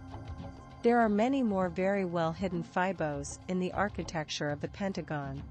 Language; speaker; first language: English; non-native, fluent; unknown